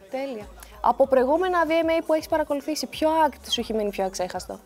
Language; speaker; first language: Greek; native; Greek